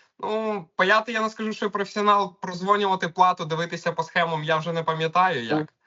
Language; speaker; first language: Ukrainian; non-native, local second language; Russian